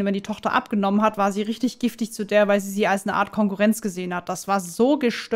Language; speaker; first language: German; native; German